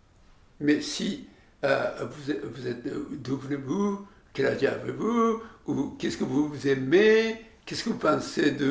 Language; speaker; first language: French; non-native, learner; Japanese